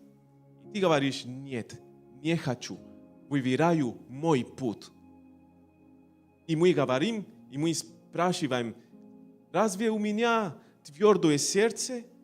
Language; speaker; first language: Russian; non-native, learner; Spanish